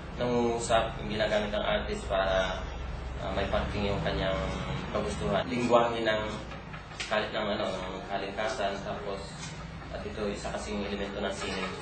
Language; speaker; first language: Filipino; native; Filipino